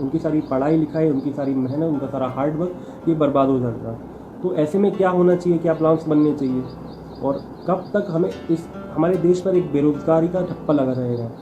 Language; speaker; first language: Hindi; non-native, local second language; Marathi